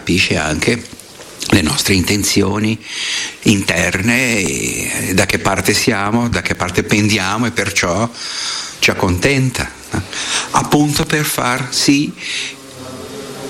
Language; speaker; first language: Italian; non-native, fluent; Portuguese